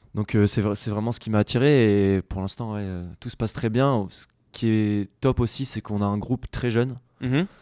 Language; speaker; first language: French; native; French